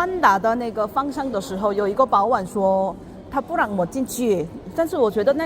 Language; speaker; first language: Chinese; non-native, fluent; Korean